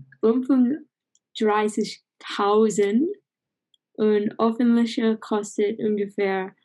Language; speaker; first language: German; non-native, learner; English